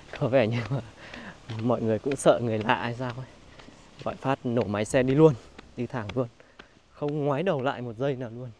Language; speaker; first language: Vietnamese; native; Vietnamese